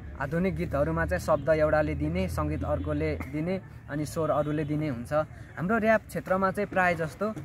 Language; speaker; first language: Nepali; non-native, local second language; Limbu